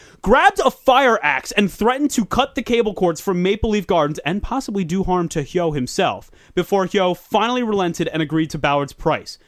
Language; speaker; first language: English; native; English